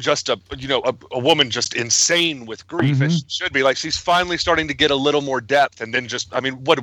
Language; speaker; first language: English; native; English